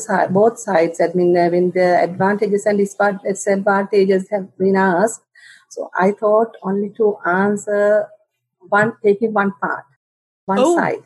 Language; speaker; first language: English; non-native, local second language; Sinhala